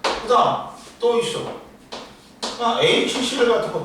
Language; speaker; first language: Korean; native; Korean